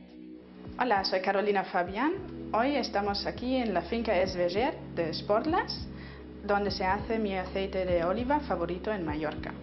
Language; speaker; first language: Spanish; non-native, fluent; German